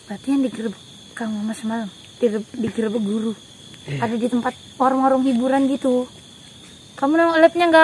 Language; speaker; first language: Indonesian; native; Indonesian